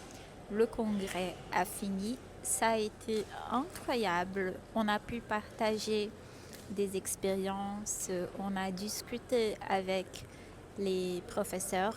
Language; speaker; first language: French; non-native, fluent; Portuguese